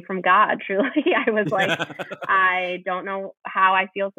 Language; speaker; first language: English; native; English